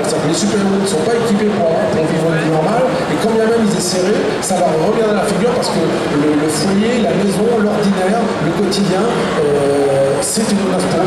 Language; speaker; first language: French; native; French